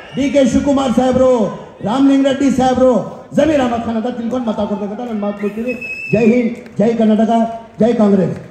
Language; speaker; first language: Kannada; non-native, local second language; Urdu